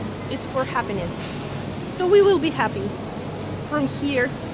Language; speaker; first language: English; non-native, fluent; Russian